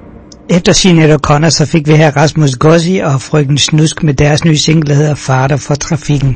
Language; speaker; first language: Danish; native; Danish